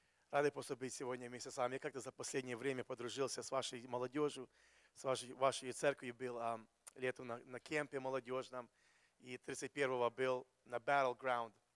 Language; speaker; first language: Russian; non-native, fluent; Ukrainian